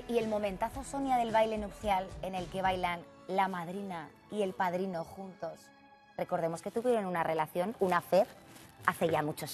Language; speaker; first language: Spanish; native; Spanish